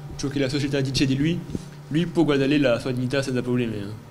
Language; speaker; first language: Italian; non-native, fluent; French